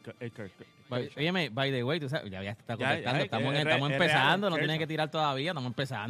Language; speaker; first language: Spanish; native; Spanish